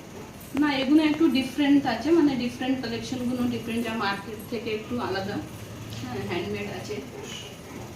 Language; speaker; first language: Bangla; non-native, local second language; Hindi